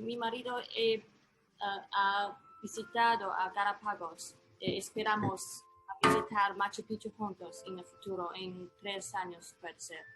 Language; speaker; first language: Spanish; non-native, learner; Chinese